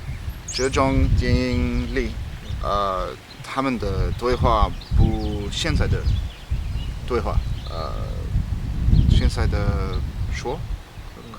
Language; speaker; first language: Chinese; non-native, learner; English